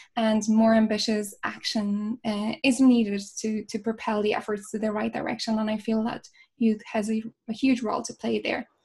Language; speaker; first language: English; non-native, fluent; Polish